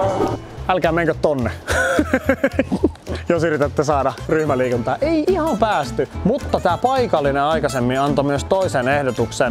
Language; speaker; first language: Finnish; native; Finnish